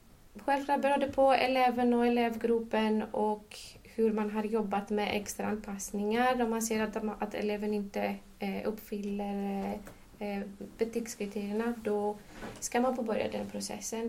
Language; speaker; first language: Swedish; non-native, fluent; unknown